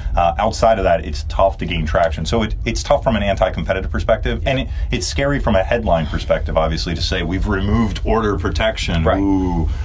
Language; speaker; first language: English; early bilingual, other home language; Turkish